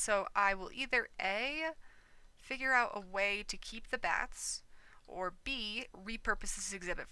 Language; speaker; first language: English; native; English